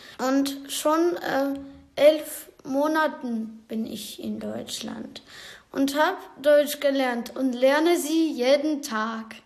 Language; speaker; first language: German; non-native, learner; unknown